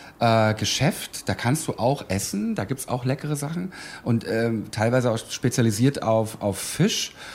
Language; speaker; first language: German; native; German